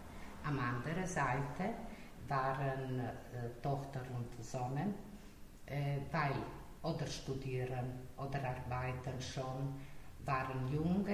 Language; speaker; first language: German; non-native, learner; Slovenian